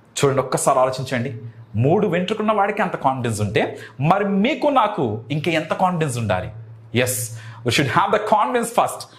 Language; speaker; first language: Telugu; native; Telugu